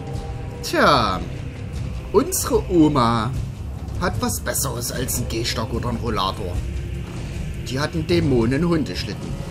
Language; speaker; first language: German; native; German